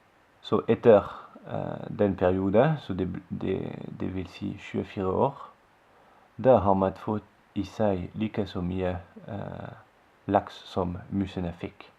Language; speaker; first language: Norwegian; non-native, fluent; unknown